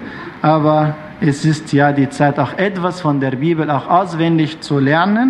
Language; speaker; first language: German; non-native, fluent; Arabic